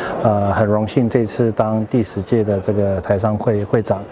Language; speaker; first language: Chinese; native; Chinese